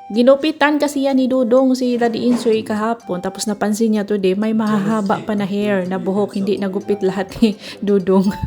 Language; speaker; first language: Filipino; non-native, local second language; Cebuano